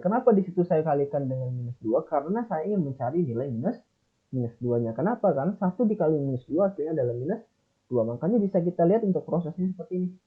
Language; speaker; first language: Indonesian; native; Indonesian